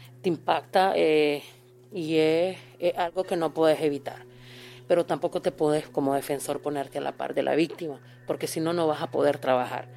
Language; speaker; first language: Spanish; native; Spanish